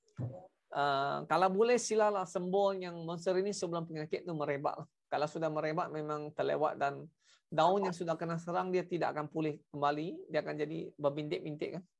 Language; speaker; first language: Malay; non-native, local second language; Chinese